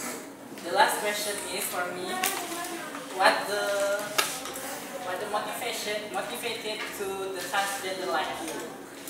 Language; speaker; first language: English; non-native, learner; Indonesian